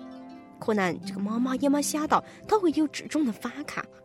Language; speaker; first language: Chinese; native; Chinese